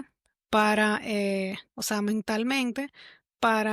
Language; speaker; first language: Spanish; native; Spanish